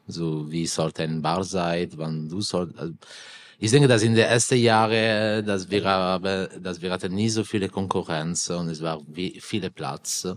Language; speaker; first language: German; non-native, learner; Italian